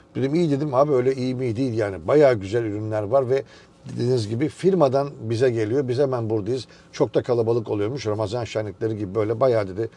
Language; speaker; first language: Turkish; native; Turkish